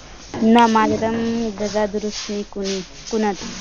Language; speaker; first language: Persian; non-native, learner; Urdu